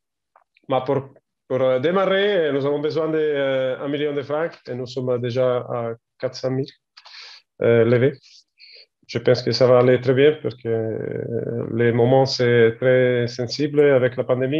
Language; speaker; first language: French; non-native, learner; Italian